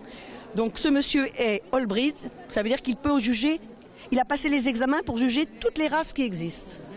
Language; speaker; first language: French; native; French